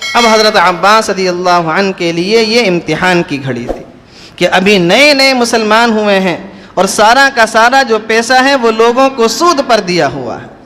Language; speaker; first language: Urdu; native; Urdu